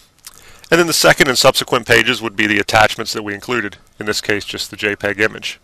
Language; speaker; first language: English; native; English